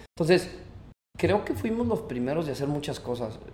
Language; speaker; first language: Spanish; native; Spanish